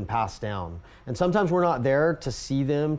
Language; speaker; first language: English; native; English